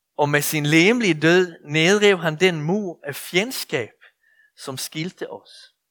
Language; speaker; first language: Danish; native; Danish